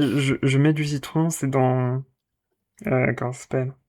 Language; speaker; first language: French; native; French